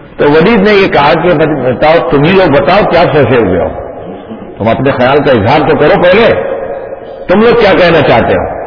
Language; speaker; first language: Urdu; non-native, local second language; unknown